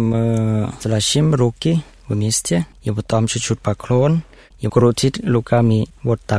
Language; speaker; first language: Russian; non-native, learner; Thai